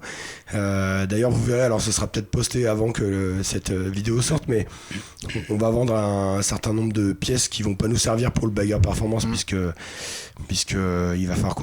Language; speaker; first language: French; native; French